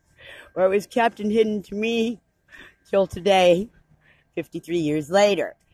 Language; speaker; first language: English; native; English